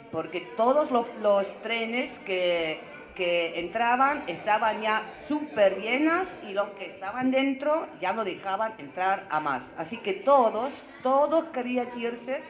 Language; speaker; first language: Spanish; non-native, fluent; German